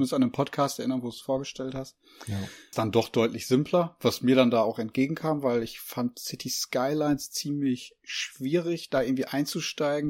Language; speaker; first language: German; native; German